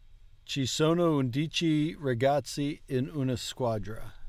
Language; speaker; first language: Italian; non-native, learner; English